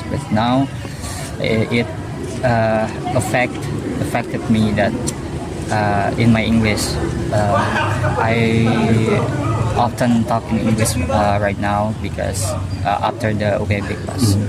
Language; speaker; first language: English; non-native, learner; Indonesian